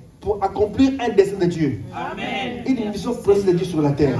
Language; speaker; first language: French; non-native, local second language; Lingala